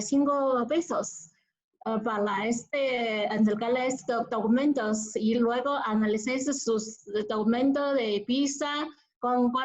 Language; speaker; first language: Spanish; non-native, learner; Chinese